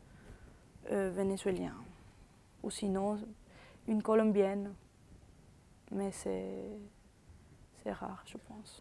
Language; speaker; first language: French; early bilingual, other home language; Spanish